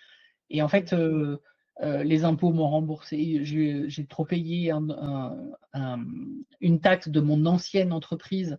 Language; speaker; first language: French; native; French